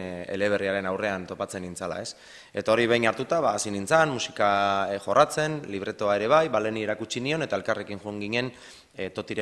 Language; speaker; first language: Basque; native; Basque